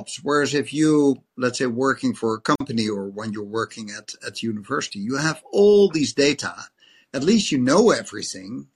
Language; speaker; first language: English; non-native, fluent; Dutch